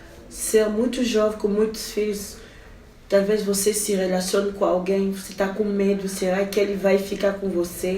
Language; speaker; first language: Portuguese; non-native, fluent; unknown